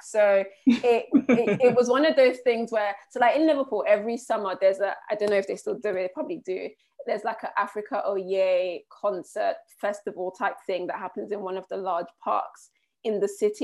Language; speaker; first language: English; native; English